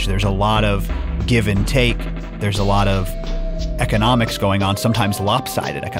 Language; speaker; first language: English; native; English